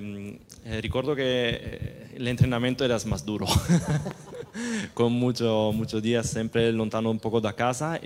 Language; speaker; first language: Spanish; non-native, learner; Italian